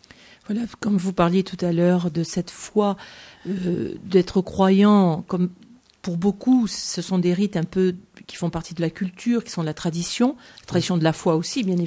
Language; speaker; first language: French; native; French